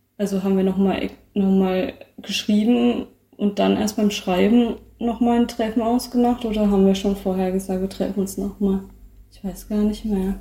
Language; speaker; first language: German; native; German